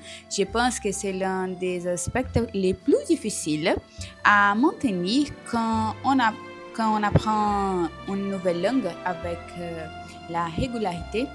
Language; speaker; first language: French; non-native, learner; Portuguese